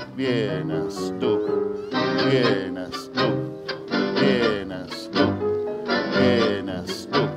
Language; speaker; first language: Lithuanian; non-native, fluent; Spanish